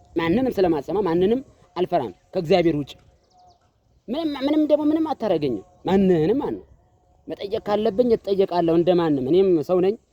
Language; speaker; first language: Amharic; non-native, local second language; Sebat Bet Gurage